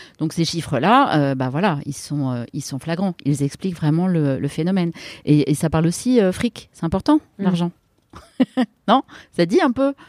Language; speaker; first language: French; native; French